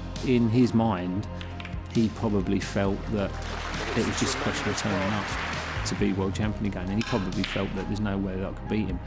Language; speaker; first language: English; native; English